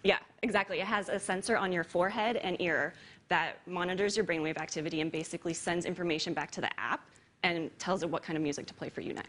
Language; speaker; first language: English; native; English